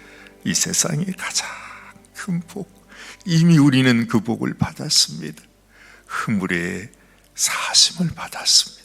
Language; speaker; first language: Korean; native; Korean